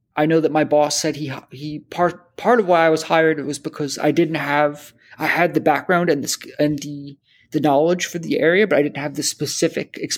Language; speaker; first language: English; native; English